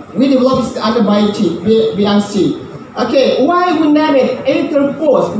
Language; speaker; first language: English; non-native, learner; Indonesian